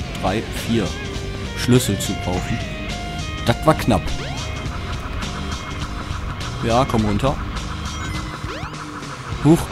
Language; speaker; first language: German; native; German